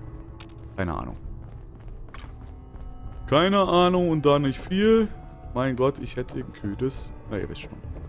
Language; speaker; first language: German; native; German